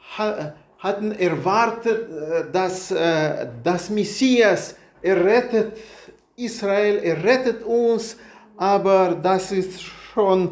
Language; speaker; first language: German; non-native, learner; Russian